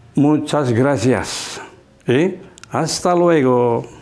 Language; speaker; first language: Spanish; non-native, fluent; Indonesian